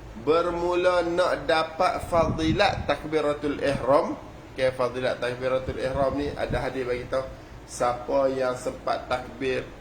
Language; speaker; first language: Malay; native; Malay